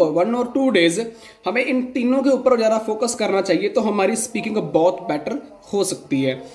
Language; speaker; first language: Hindi; non-native, local second language; Punjabi